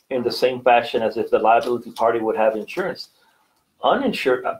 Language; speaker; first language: English; native; English